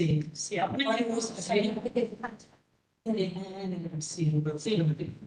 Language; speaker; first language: Spanish; non-native, learner; Korean